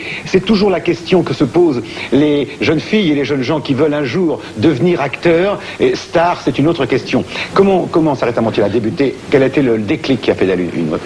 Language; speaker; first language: French; native; French